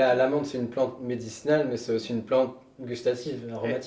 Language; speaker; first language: French; native; French